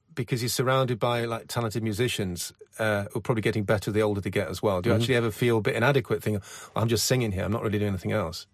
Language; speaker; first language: English; native; English